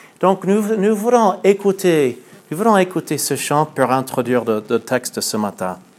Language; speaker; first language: French; non-native, fluent; English